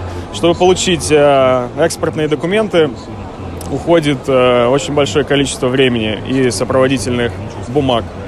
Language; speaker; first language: Russian; native; Russian